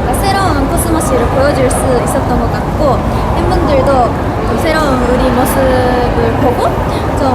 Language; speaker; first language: Korean; non-native, fluent; Japanese